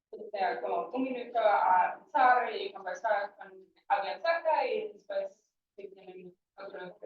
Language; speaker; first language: Spanish; non-native, fluent; English